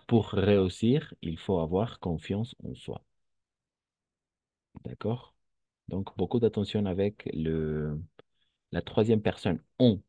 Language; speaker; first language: French; non-native, fluent; Spanish